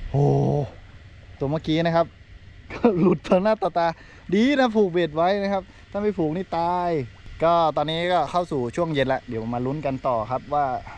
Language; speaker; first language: Thai; native; Thai